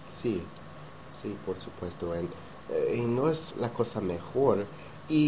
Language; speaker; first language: Spanish; non-native, learner; English